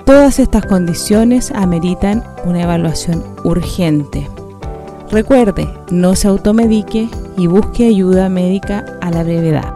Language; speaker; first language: Spanish; native; Spanish